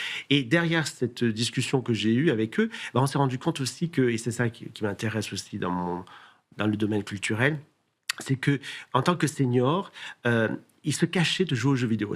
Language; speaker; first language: French; native; French